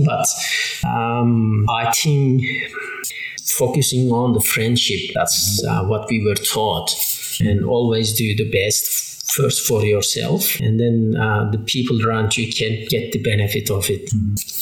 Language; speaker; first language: English; non-native, fluent; Turkish